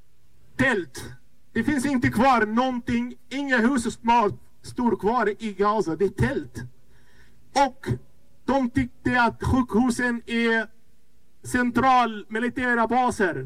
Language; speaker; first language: Swedish; non-native, fluent; Arabic